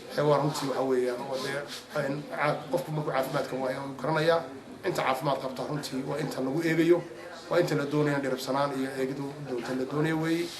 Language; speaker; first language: Somali; native; Somali